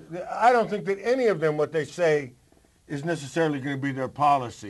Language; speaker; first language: English; native; English